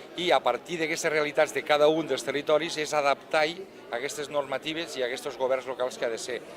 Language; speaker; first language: Catalan; native; Catalan